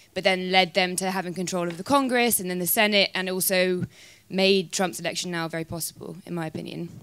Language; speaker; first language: English; native; English